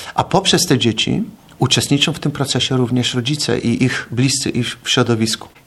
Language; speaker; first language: Polish; native; Polish